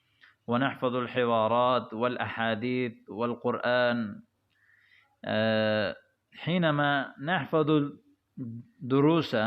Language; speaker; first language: Arabic; non-native, fluent; Urdu